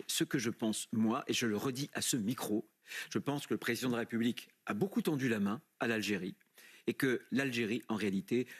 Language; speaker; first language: French; native; French